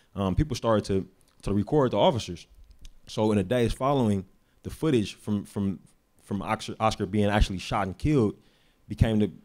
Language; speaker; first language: English; native; English